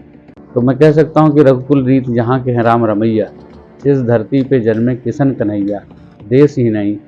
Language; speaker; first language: Hindi; native; Hindi